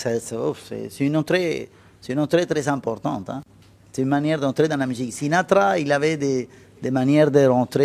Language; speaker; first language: French; non-native, fluent; Spanish